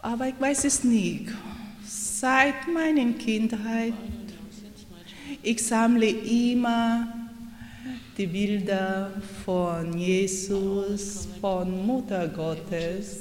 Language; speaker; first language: German; non-native, learner; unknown